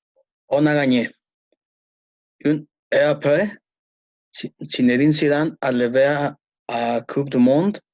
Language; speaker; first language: French; non-native, learner; Spanish